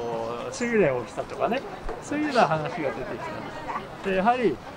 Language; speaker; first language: Japanese; native; Japanese